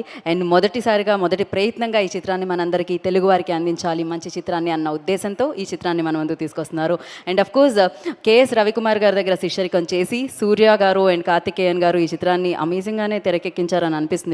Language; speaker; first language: Telugu; native; Telugu